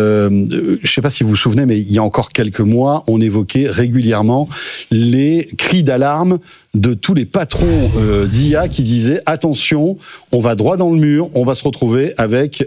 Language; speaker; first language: French; native; French